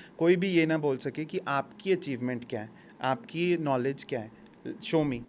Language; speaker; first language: Hindi; native; Hindi